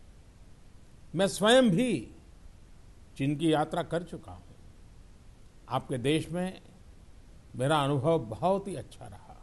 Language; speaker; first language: Hindi; non-native, local second language; Gujarati